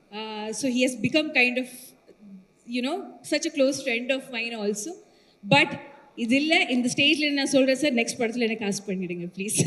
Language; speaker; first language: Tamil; non-native, learner; Malayalam